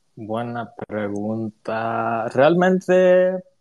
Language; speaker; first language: Spanish; early bilingual, other home language; English